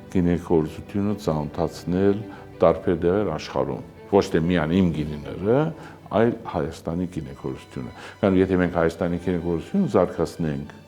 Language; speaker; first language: Armenian; early bilingual, heritage; Armenian